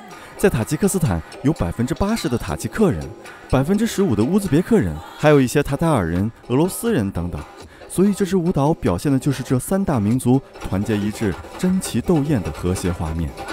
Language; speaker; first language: Chinese; native; Chinese